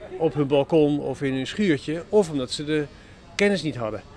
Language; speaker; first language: Dutch; native; Dutch